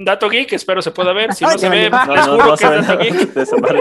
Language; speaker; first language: Spanish; native; Spanish